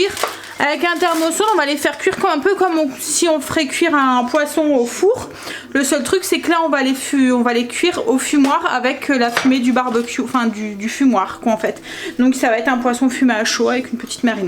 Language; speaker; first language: French; native; French